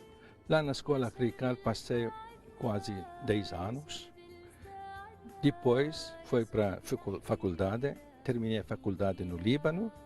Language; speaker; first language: Portuguese; non-native, fluent; Arabic